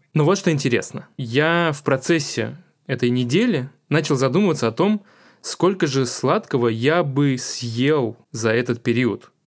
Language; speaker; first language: Russian; native; Russian